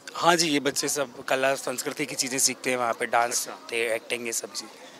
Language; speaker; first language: Hindi; native; Hindi